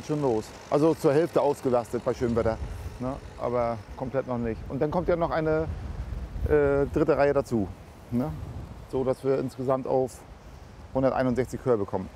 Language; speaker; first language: German; native; German